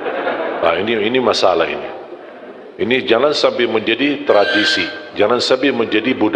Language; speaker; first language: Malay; non-native, fluent; Arabic